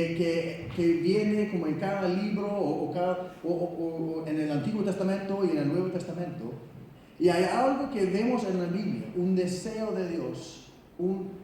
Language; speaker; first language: Spanish; non-native, fluent; Icelandic